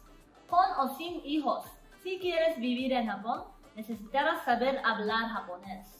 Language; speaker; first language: Spanish; non-native, learner; Japanese